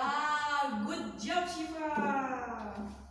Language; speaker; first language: English; non-native, learner; Indonesian